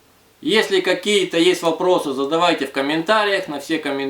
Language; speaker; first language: Russian; native; Russian